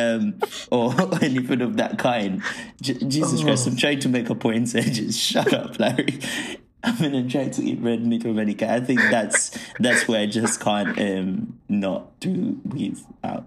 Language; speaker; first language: English; non-native, local second language; Ganda